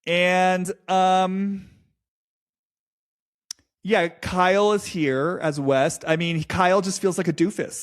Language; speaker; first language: English; native; English